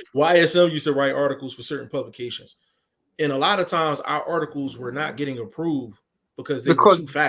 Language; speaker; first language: English; native; English